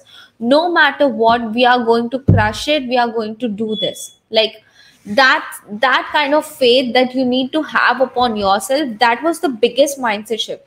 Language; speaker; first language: English; non-native, local second language; Hindi